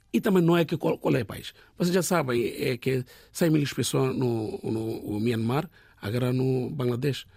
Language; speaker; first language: Portuguese; non-native, learner; Bangla